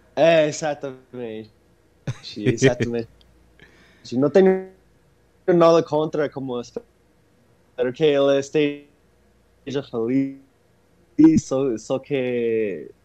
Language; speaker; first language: Portuguese; non-native, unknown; English